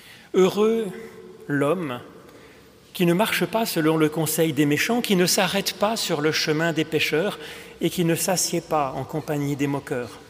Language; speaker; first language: French; native; French